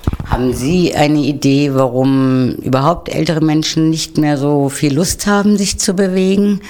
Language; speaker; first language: German; native; German